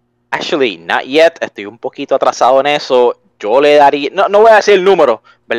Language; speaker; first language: Spanish; native; Spanish